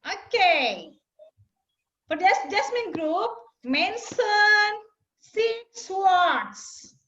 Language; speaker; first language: English; non-native, fluent; Indonesian